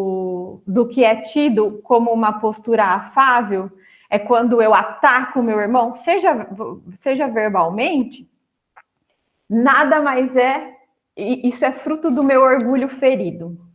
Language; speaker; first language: Portuguese; native; Portuguese